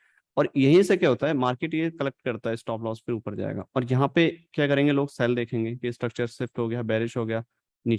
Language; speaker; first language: Hindi; native; Hindi